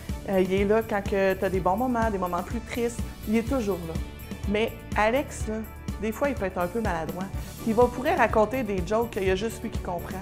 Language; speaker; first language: French; native; French